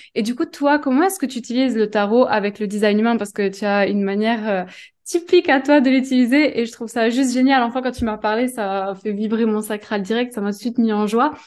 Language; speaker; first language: French; native; French